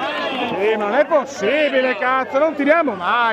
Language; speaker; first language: Italian; native; Italian